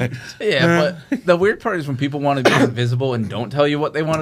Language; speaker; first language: English; native; English